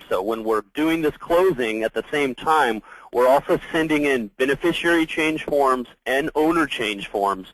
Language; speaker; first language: English; native; English